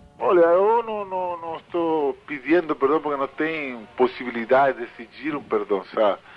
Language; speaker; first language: Portuguese; non-native, fluent; Spanish